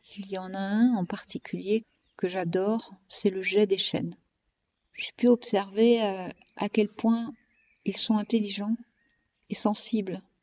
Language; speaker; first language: French; native; French